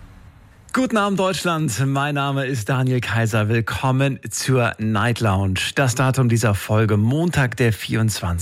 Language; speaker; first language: German; native; German